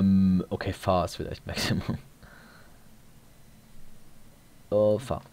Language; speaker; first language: German; native; German